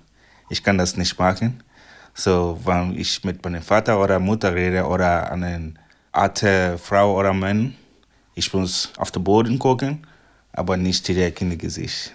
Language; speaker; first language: German; non-native, learner; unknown